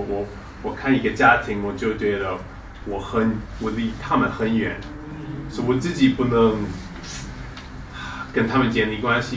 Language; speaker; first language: Chinese; non-native, fluent; English